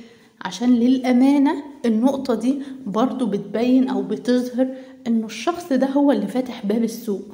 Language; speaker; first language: Arabic; native; Arabic